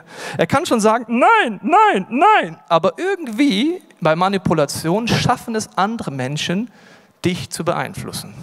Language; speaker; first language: German; native; German